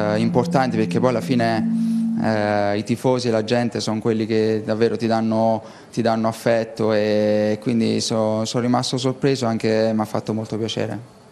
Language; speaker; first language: Italian; native; Italian